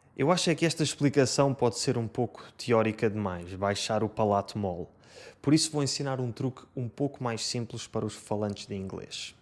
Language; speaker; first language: Portuguese; native; Portuguese